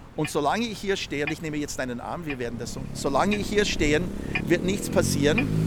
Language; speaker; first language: German; non-native, fluent; English